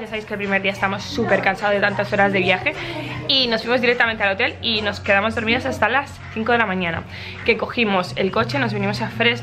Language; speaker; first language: Spanish; native; Spanish